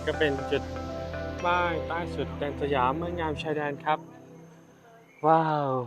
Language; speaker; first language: Thai; native; Thai